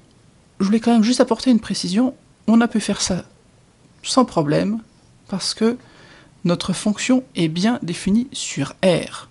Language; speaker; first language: French; native; French